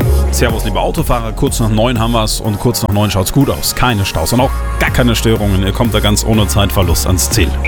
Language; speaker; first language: German; native; German